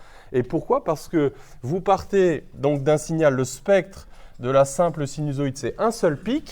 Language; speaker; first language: French; native; French